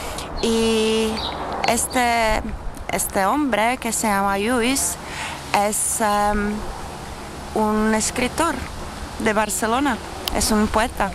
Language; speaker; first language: Spanish; non-native, fluent; Czech